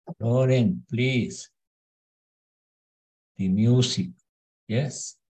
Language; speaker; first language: English; non-native, learner; Spanish